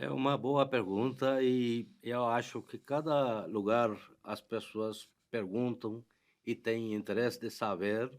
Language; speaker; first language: Portuguese; non-native, fluent; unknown